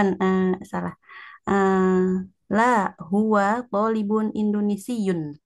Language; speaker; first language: Arabic; non-native, learner; Indonesian